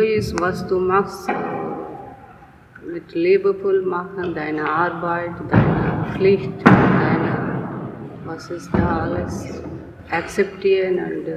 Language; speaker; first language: German; non-native, learner; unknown